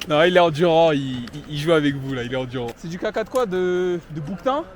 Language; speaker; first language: French; native; French